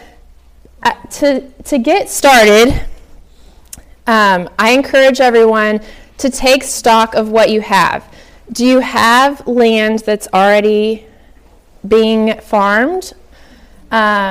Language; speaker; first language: English; native; English